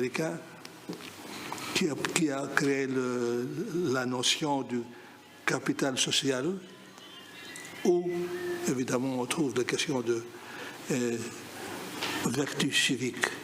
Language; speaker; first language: French; non-native, fluent; Greek